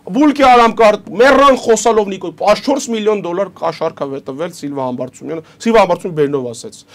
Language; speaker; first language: Armenian; native; Armenian